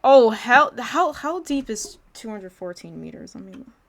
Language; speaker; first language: English; native; English